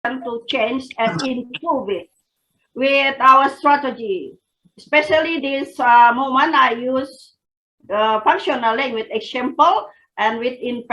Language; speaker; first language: English; non-native, fluent; Indonesian